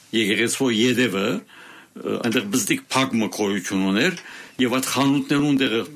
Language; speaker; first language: Armenian; native; Armenian